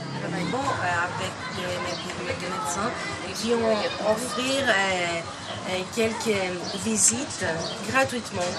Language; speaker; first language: French; non-native, fluent; Greek